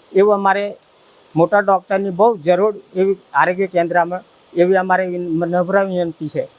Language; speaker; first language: Gujarati; non-native, local second language; Rathawi